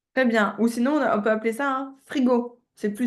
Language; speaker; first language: French; native; French